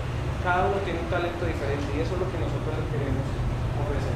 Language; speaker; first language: Spanish; native; Spanish